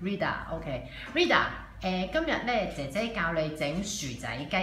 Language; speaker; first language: Cantonese; native; Cantonese